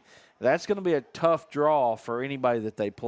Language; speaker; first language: English; native; English